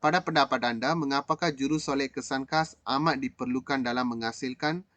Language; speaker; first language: Malay; non-native, local second language; Tamil